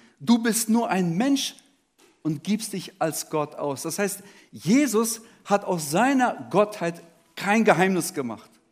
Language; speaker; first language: German; early bilingual, other home language; Russian